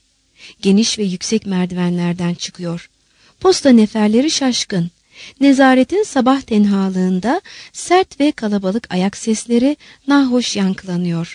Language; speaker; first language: Turkish; native; Turkish